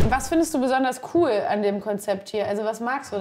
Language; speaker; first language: German; native; German